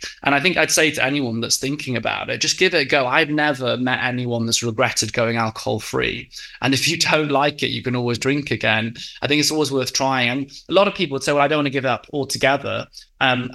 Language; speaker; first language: English; native; English